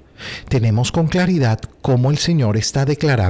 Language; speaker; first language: Spanish; native; Spanish